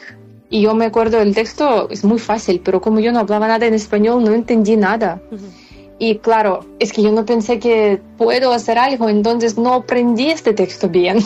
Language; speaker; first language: Spanish; non-native, fluent; Ukrainian